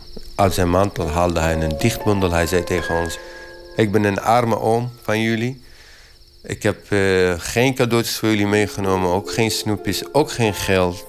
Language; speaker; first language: Dutch; non-native, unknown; Kurdish